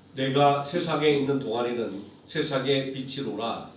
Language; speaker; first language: Korean; native; Korean